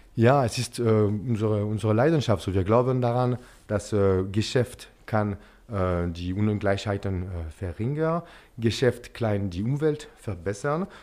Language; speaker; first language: German; non-native, local second language; French